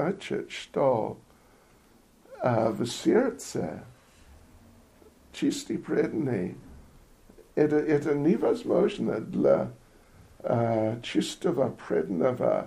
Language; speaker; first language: Russian; non-native, learner; English